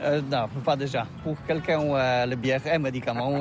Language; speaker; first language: French; non-native, learner; Polish